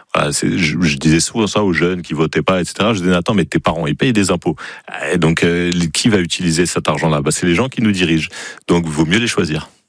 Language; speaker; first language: French; native; French